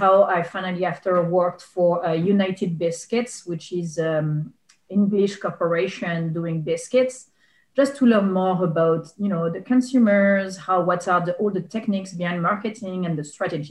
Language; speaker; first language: English; non-native, fluent; French